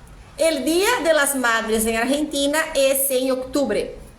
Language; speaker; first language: Spanish; non-native, fluent; Portuguese